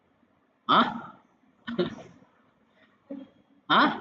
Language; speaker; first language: Indonesian; native; Indonesian